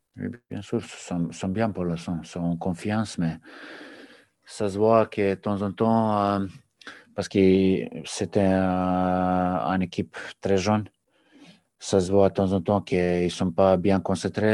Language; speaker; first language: French; non-native, learner; Serbian